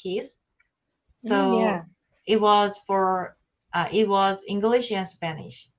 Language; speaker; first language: English; non-native, learner; Korean